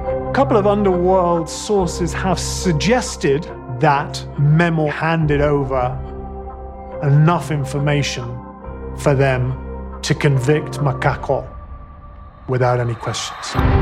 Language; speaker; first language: English; native; English